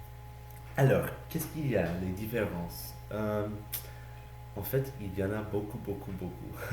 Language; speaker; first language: French; non-native, learner; English